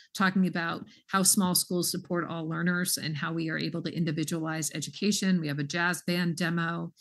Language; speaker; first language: English; native; English